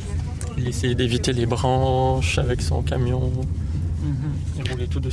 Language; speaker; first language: French; native; French